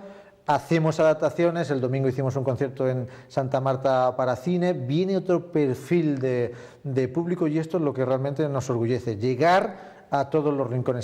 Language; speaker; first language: Spanish; native; Spanish